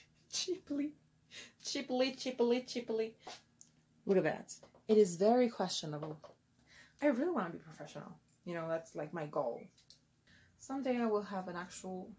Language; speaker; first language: English; non-native, fluent; Spanish